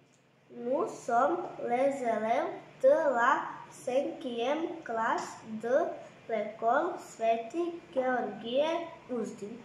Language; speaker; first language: French; non-native, learner; Serbian